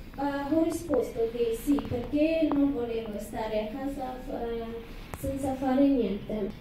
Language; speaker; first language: Italian; non-native, learner; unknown